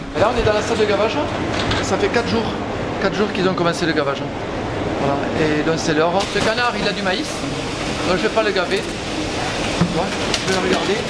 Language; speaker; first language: French; native; French